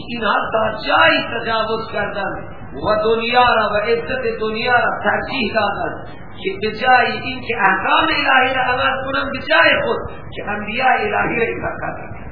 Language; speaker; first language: Persian; native; Persian